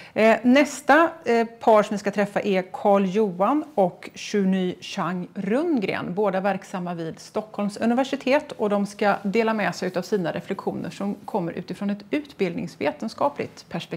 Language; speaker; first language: Swedish; native; Swedish